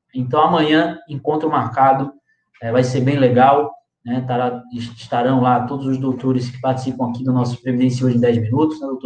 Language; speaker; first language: Portuguese; native; Portuguese